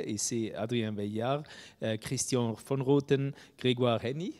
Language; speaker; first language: French; non-native, fluent; German